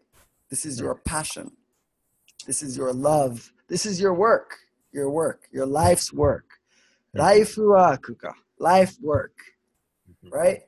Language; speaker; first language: English; non-native, fluent; Swedish